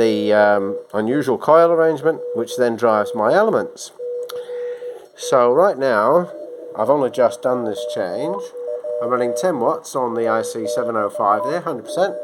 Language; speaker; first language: English; native; English